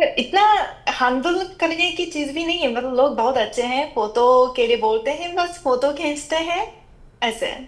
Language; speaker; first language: Hindi; non-native, fluent; Japanese